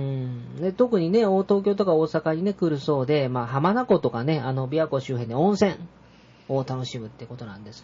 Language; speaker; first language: Japanese; native; Japanese